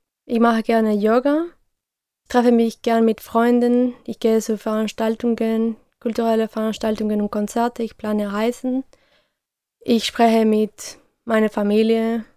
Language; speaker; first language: German; non-native, fluent; Spanish